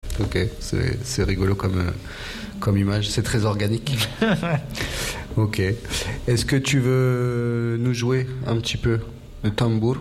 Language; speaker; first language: French; native; French